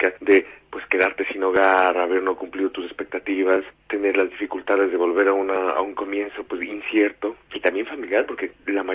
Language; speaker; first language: Spanish; native; Spanish